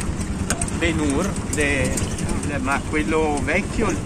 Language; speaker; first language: Italian; native; Italian